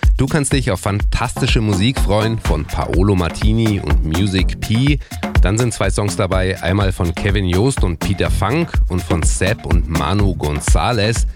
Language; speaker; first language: German; native; German